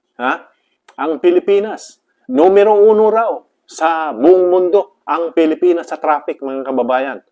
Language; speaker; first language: Filipino; non-native, local second language; Cebuano